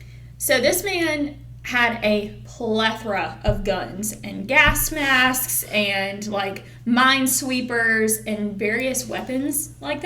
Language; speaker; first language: English; native; English